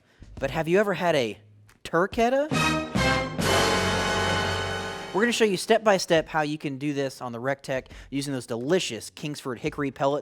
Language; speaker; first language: English; native; English